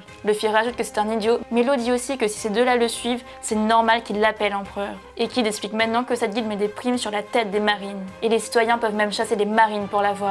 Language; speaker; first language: French; native; French